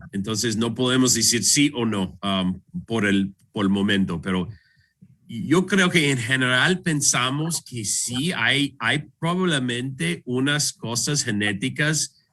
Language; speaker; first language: Spanish; non-native, fluent; English